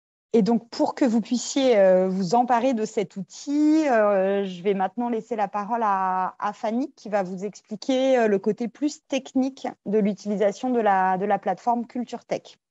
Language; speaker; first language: French; native; French